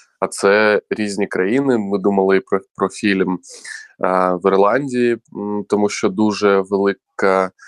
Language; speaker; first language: Ukrainian; non-native, local second language; Crimean Tatar